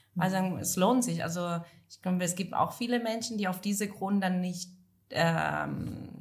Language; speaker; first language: German; non-native, fluent; Italian